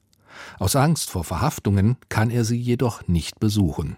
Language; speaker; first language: German; native; German